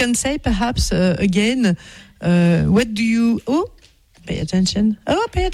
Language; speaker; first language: English; non-native, learner; French